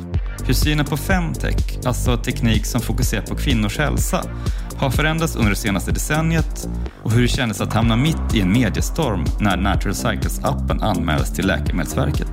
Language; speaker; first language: Swedish; native; Swedish